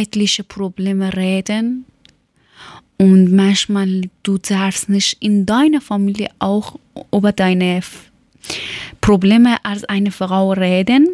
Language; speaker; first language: German; non-native, local second language; Persian